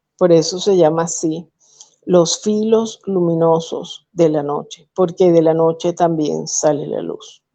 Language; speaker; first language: Spanish; native; Spanish